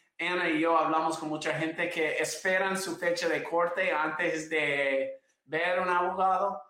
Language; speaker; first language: Spanish; non-native, fluent; English